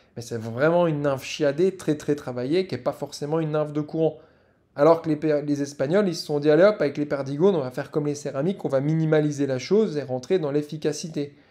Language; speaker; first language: French; native; French